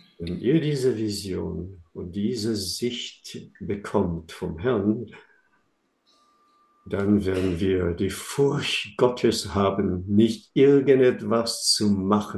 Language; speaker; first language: German; non-native, fluent; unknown